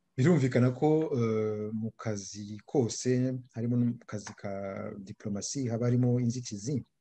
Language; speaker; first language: Kinyarwanda; native; Kinyarwanda